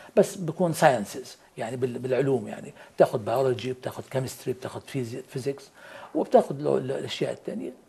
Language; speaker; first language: Arabic; native; Arabic